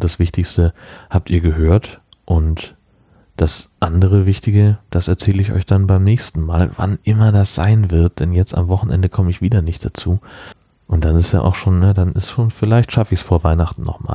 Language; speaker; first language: German; native; German